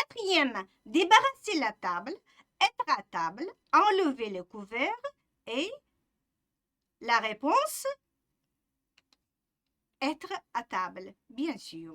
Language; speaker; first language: French; non-native, fluent; Uzbek